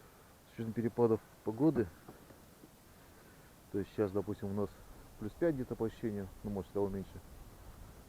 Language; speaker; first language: Russian; native; Russian